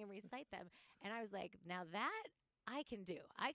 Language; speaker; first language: English; native; English